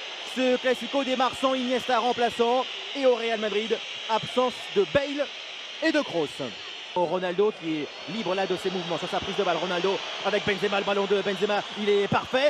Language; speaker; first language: French; native; French